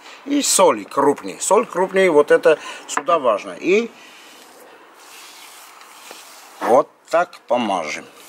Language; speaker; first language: Russian; non-native, local second language; Armenian